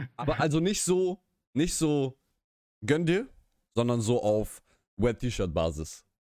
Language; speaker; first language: German; early bilingual, other home language; Russian